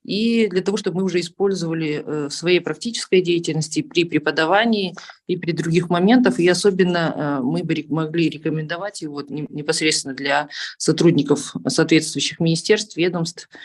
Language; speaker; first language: Russian; native; Russian